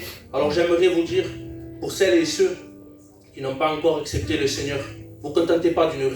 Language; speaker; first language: French; native; French